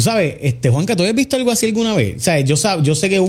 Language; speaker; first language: Spanish; native; Spanish